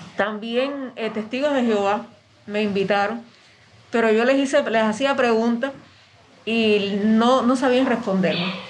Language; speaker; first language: Spanish; native; Spanish